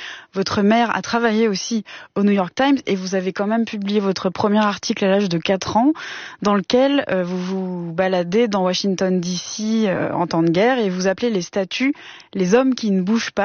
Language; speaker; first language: French; native; French